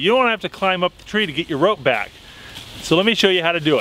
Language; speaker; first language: English; native; English